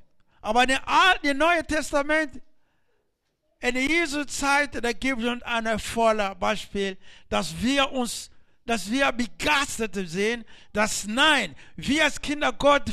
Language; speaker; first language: German; non-native, learner; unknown